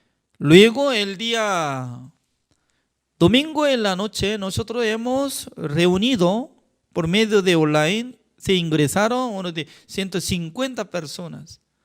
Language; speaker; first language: Spanish; non-native, fluent; Korean